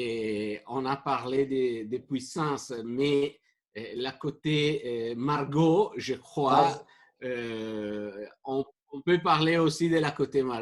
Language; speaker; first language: French; non-native, fluent; Italian